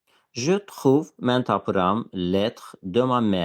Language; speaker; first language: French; non-native, fluent; Azerbaijani